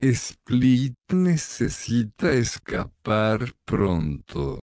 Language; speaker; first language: Spanish; non-native, learner; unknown